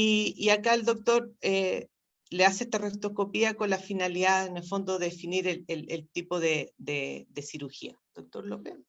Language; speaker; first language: Spanish; native; Spanish